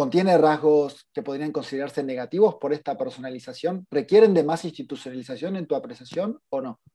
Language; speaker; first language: Spanish; native; Spanish